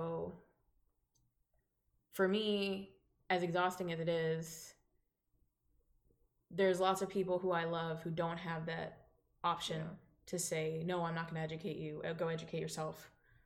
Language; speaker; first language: English; native; English